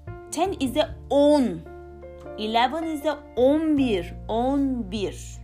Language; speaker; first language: English; non-native, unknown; Turkish